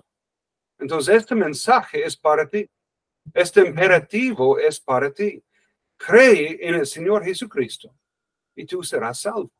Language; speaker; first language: Spanish; non-native, fluent; English